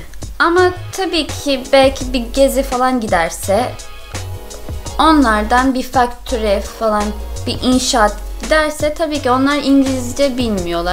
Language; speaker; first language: Turkish; non-native, learner; English